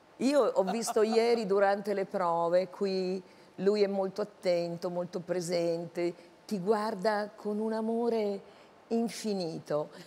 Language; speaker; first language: Italian; native; Italian